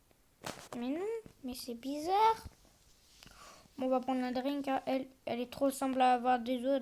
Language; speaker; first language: French; native; French